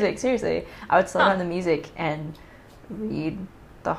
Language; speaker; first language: English; native; English